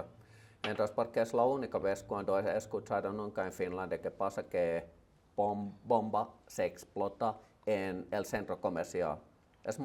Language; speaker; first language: Spanish; non-native, learner; Finnish